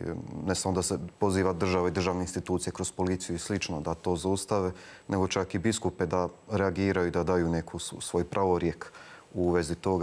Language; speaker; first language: Croatian; native; Croatian